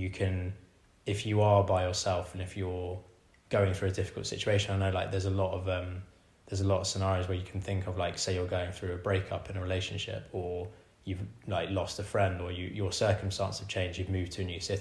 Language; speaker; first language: English; native; English